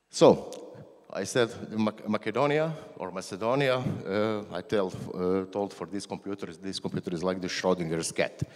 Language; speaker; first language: English; non-native, learner; Croatian